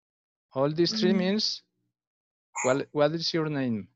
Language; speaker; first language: English; non-native, fluent; Spanish